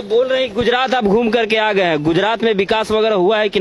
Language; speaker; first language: Hindi; native; Hindi